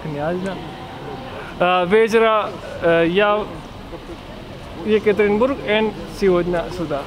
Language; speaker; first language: Russian; non-native, learner; Hindi